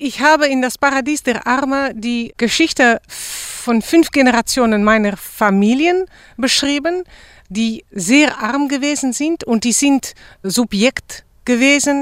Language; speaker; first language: German; non-native, fluent; Dutch